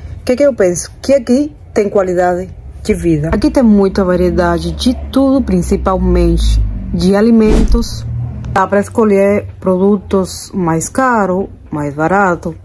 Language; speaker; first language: Portuguese; non-native, fluent; Spanish